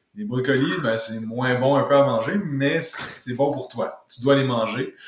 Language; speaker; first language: French; native; French